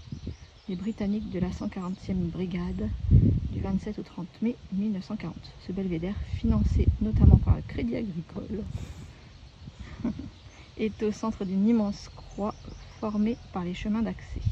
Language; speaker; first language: French; native; French